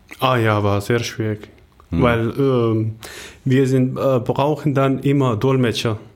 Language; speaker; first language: German; non-native, learner; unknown